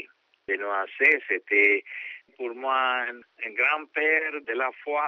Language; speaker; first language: French; non-native, fluent; Sinhala